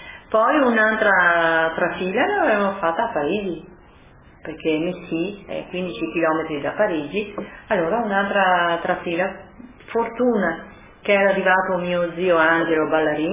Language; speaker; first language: Italian; early bilingual, other home language; French